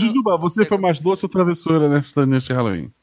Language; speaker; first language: Portuguese; native; Portuguese